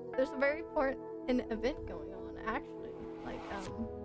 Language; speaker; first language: English; native; English